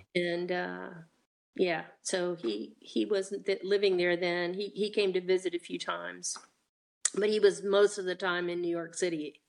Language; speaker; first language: English; native; English